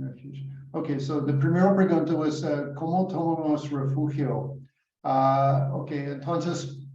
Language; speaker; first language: Spanish; non-native, learner; English